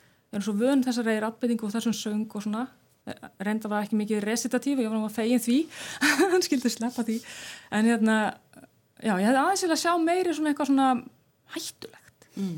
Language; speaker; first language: Icelandic; native; Icelandic